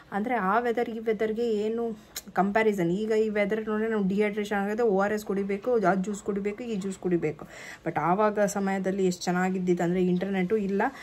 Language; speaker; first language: Kannada; native; Kannada